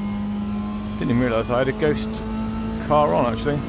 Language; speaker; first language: English; native; English